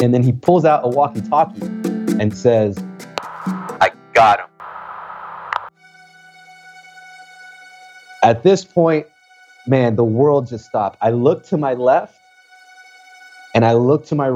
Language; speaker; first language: English; early bilingual, other home language; Spanish